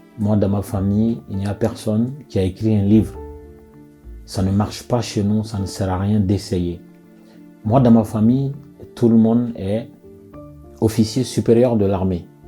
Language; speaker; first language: French; non-native, local second language; Bambara